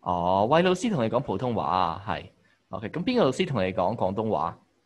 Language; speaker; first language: Cantonese; native; Cantonese